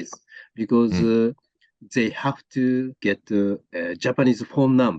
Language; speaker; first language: English; non-native, learner; Japanese